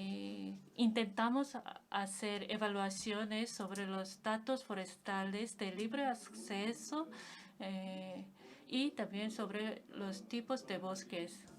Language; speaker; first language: Spanish; non-native, fluent; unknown